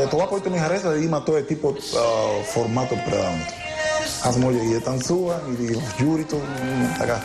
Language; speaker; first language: Bulgarian; non-native, learner; Spanish